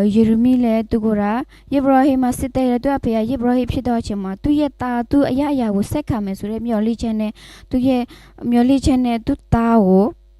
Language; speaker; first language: Burmese; non-native, local second language; S'gaw Karen